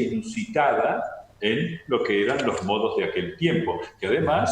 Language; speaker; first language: Spanish; native; Spanish